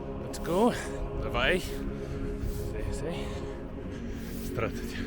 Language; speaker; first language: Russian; non-native, learner; English